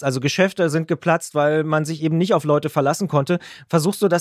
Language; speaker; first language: German; native; German